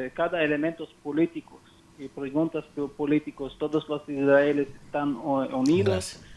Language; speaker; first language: Spanish; non-native, learner; Hebrew